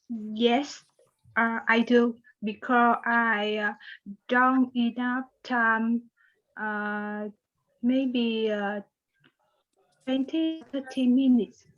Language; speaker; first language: English; non-native, learner; Vietnamese